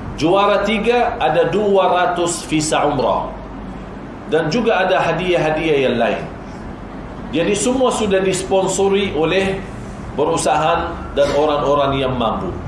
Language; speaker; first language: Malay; non-native, fluent; Arabic